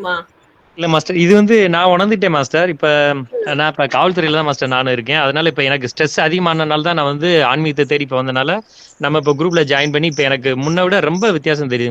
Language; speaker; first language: Tamil; native; Tamil